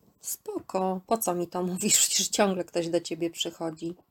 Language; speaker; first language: Polish; native; Polish